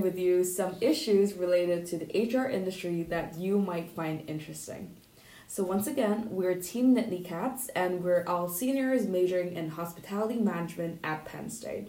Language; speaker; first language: English; non-native, local second language; Cantonese